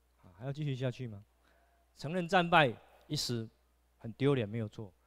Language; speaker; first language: Chinese; native; Chinese